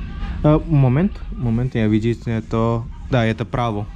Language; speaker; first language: Russian; non-native, learner; Tamil